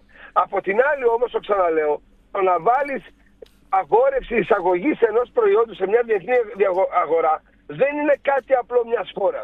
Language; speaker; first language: Greek; native; Greek